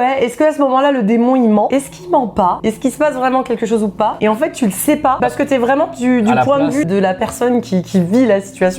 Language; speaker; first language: French; native; French